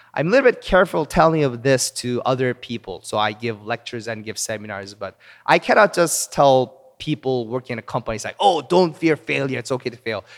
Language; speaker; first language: English; early bilingual, other home language; Korean